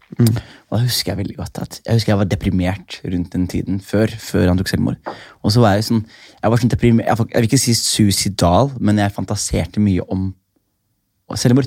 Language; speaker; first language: Norwegian; early bilingual, other home language; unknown